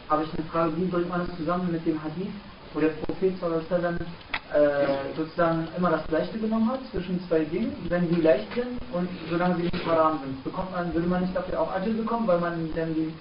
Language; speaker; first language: German; native; German